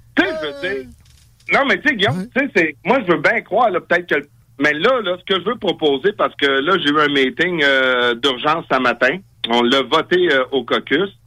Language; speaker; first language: French; native; French